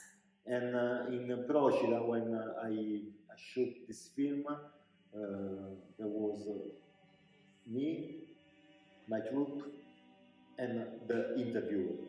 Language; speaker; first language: English; non-native, local second language; Italian